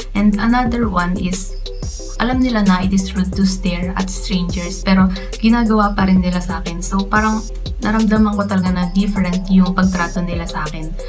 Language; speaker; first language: Filipino; native; Filipino